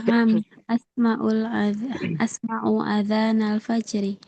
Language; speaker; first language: Arabic; non-native, learner; Indonesian